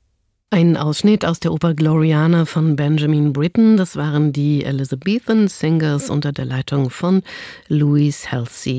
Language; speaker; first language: German; native; German